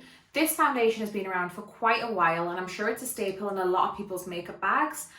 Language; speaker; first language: English; native; English